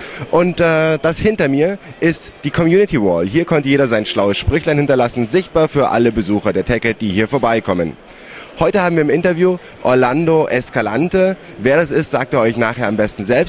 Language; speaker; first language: German; native; German